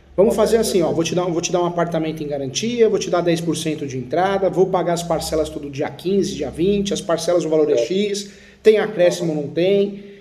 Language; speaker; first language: Portuguese; native; Portuguese